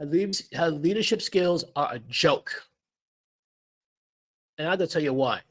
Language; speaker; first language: English; native; English